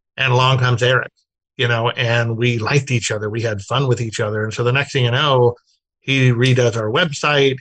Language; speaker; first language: English; native; English